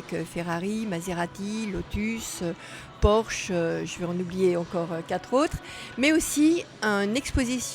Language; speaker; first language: French; native; French